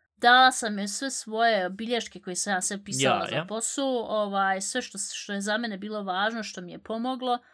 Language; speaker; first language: Bosnian; early bilingual, heritage; Bosnian